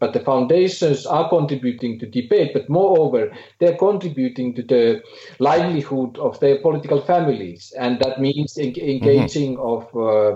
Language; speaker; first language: English; non-native, fluent; Finnish